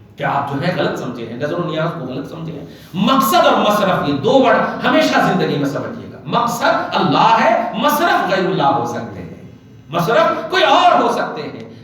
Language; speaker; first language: Urdu; native; Urdu